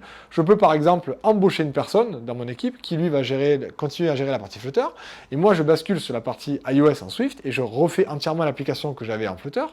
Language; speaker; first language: French; native; French